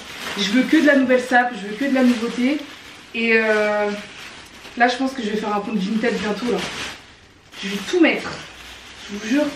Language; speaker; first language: French; native; French